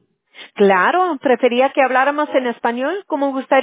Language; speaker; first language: Spanish; early bilingual, heritage; Spanish